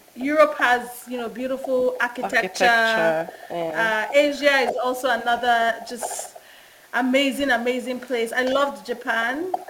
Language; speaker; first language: English; non-native, local second language; Yoruba